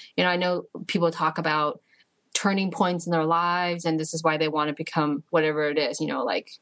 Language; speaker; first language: English; early bilingual, other home language; Chinese